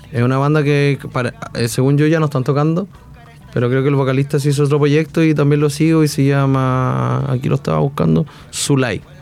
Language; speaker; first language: Spanish; native; Spanish